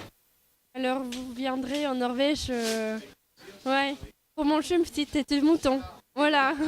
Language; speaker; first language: French; non-native, fluent; Norwegian